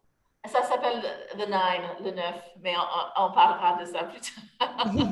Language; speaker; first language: French; non-native, fluent; English